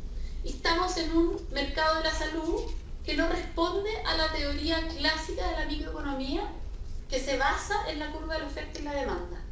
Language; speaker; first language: Spanish; native; Spanish